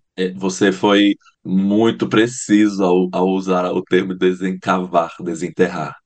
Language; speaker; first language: Portuguese; native; Portuguese